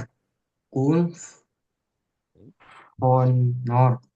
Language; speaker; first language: German; non-native, learner; Indonesian